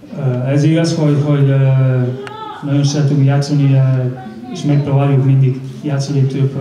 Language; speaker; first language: Hungarian; non-native, learner; Spanish